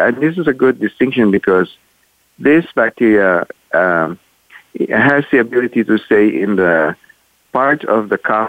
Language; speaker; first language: English; non-native, local second language; Filipino